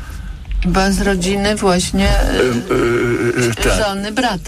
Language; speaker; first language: Polish; native; Polish